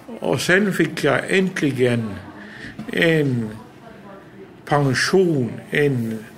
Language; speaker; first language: Swedish; early bilingual, heritage; Swedish